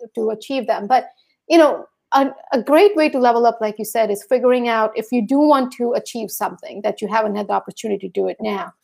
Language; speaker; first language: English; early bilingual, other home language; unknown